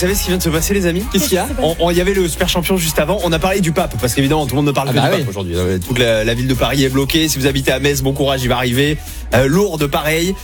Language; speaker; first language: French; native; French